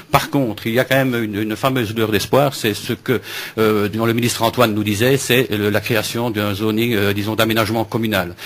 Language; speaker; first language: French; native; French